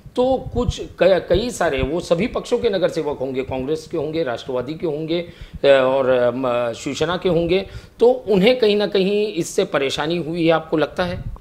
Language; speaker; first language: Hindi; non-native, local second language; Marathi